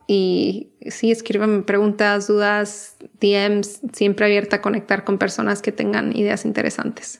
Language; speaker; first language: Spanish; native; Spanish